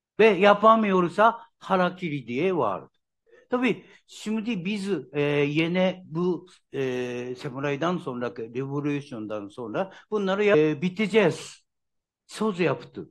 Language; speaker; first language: Turkish; non-native, learner; Japanese